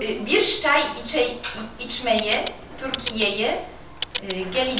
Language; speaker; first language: Turkish; non-native, learner; Polish